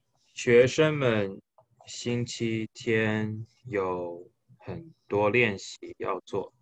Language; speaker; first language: Chinese; non-native, learner; English